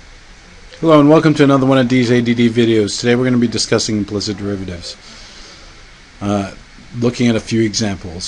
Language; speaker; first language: English; native; English